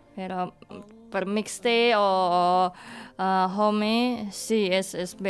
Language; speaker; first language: Catalan; non-native, learner; Indonesian